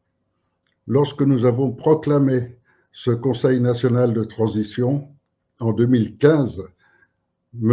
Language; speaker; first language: French; native; French